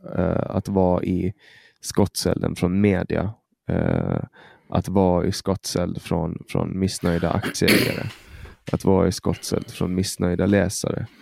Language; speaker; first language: Swedish; native; Swedish